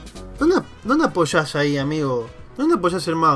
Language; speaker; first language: Spanish; native; Spanish